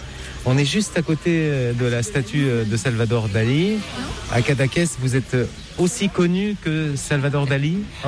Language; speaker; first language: French; native; French